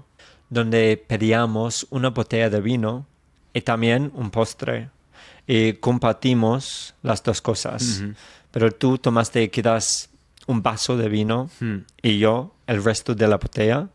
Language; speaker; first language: Spanish; non-native, fluent; English